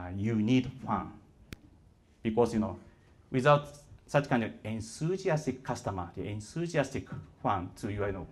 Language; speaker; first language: English; non-native, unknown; Japanese